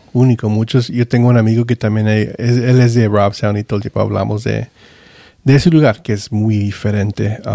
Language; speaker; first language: Spanish; early bilingual, heritage; Spanish